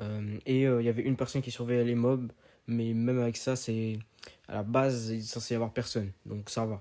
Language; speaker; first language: French; native; French